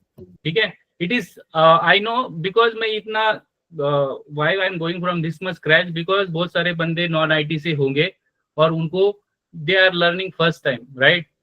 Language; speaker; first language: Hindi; non-native, local second language; Marathi